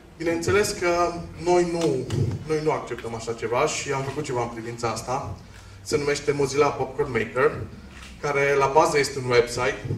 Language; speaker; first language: Romanian; non-native, local second language; Hungarian